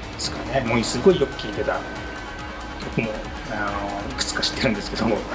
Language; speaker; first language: Japanese; native; Japanese